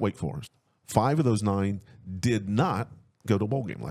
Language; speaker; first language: English; native; English